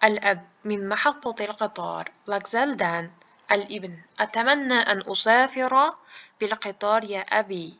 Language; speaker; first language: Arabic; non-native, fluent; Uzbek